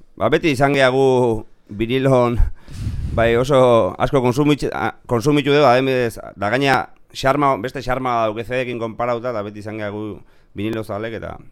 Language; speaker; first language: Basque; native; Basque